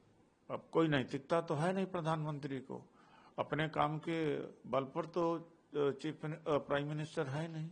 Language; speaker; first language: Hindi; native; Hindi